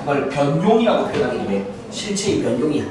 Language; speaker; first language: Korean; native; Korean